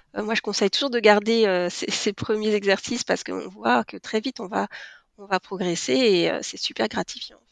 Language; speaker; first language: French; native; French